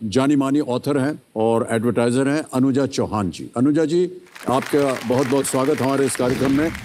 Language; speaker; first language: Hindi; native; Hindi